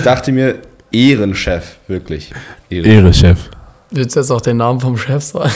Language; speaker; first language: German; native; German